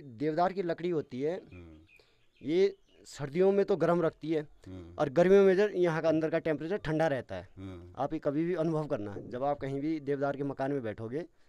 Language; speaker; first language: Hindi; non-native, local second language; Garhwali